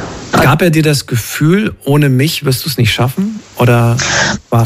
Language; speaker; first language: German; native; German